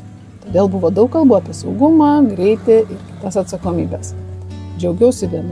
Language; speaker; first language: Lithuanian; native; Lithuanian